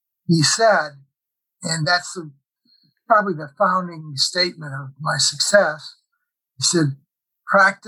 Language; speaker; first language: English; native; English